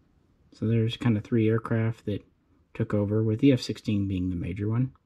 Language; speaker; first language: English; native; English